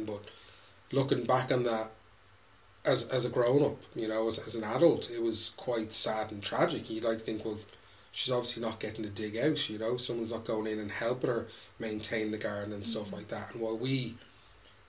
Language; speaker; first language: English; native; English